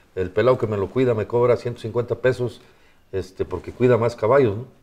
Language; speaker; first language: Spanish; native; Spanish